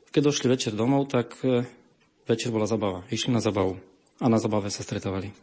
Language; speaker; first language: Slovak; early bilingual, heritage; Slovak